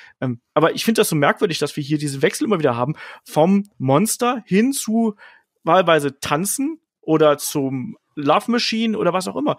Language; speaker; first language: German; native; German